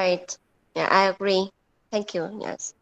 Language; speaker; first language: English; non-native, learner; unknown